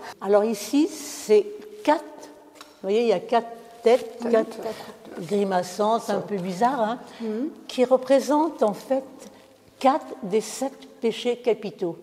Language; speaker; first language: French; native; French